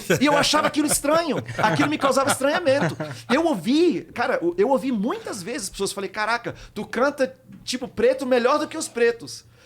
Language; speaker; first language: Portuguese; early bilingual, heritage; Portuguese